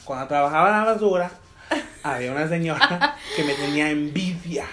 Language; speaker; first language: Spanish; early bilingual, heritage; Spanish